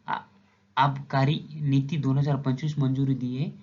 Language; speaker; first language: Hindi; non-native, local second language; Marathi